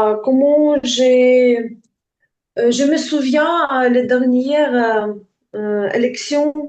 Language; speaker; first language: French; non-native, learner; Ukrainian